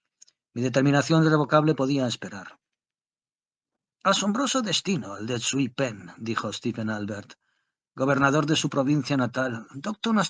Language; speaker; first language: Spanish; native; Spanish